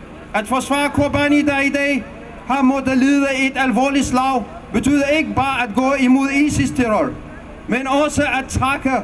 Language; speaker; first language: Danish; non-native, fluent; Kurdish